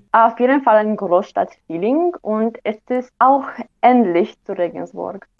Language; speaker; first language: German; non-native, fluent; Romanian